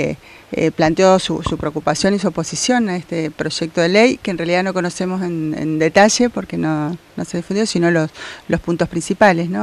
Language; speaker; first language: Spanish; native; Spanish